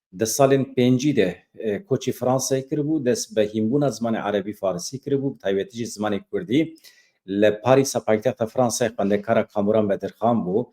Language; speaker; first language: Kurdish; native; Kurdish